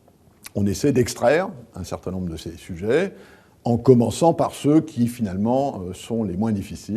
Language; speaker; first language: French; native; French